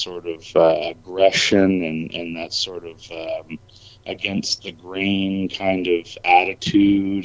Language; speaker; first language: English; native; English